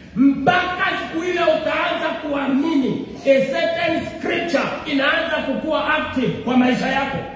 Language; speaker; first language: Swahili; non-native, local second language; Luyia